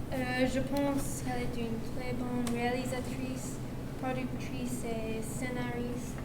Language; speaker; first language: French; non-native, learner; English